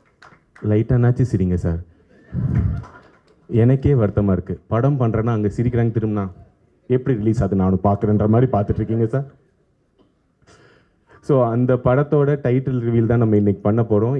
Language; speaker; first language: Tamil; native; Tamil